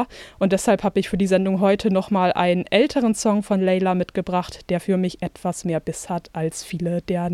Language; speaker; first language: German; native; German